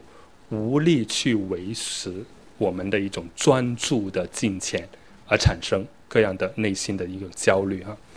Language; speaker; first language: Chinese; native; Chinese